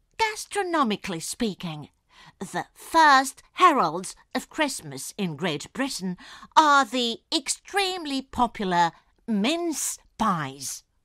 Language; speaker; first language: English; non-native, fluent; Romanian